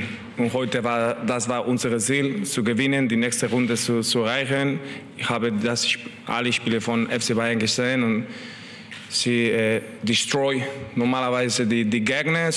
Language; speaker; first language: German; non-native, learner; Spanish